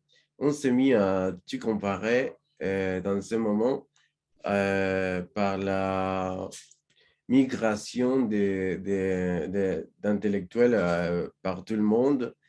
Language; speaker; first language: French; non-native, learner; Spanish